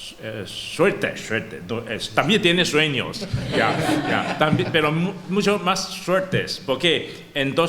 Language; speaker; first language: Spanish; non-native, learner; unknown